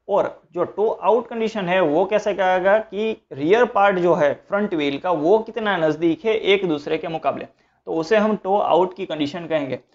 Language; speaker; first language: Hindi; non-native, local second language; Gujarati